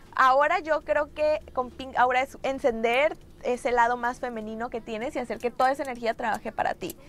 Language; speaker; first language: Spanish; native; Spanish